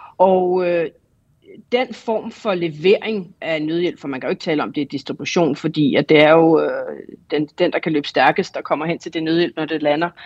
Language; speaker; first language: Danish; native; Danish